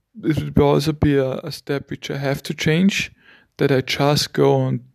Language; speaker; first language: English; non-native, fluent; German